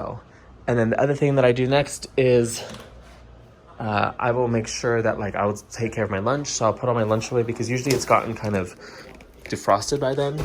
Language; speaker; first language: English; native; English